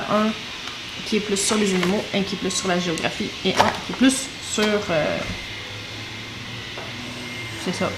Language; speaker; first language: French; native; French